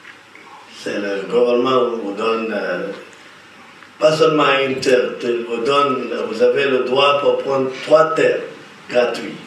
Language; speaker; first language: French; non-native, learner; Arabic